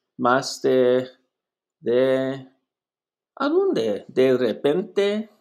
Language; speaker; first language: Spanish; non-native, learner; English